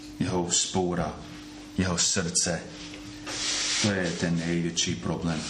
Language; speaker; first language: Czech; non-native, fluent; English